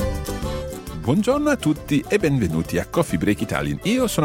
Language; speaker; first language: Italian; non-native, fluent; English